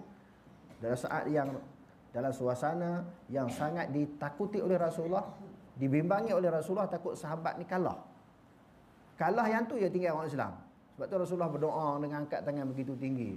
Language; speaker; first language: Malay; native; Malay